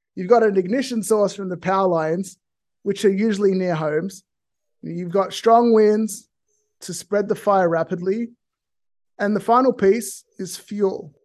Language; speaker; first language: English; native; English